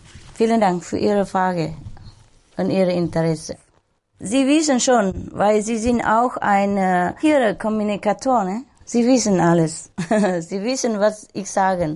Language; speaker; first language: German; non-native, learner; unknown